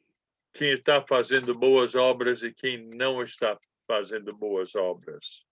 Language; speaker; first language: Portuguese; non-native, fluent; English